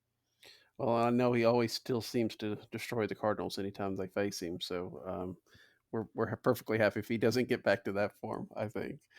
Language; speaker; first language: English; native; English